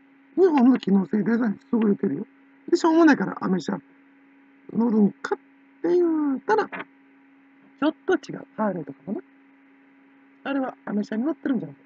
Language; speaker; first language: Japanese; native; Japanese